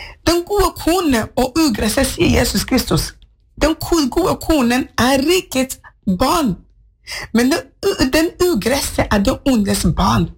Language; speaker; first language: Norwegian; non-native, fluent; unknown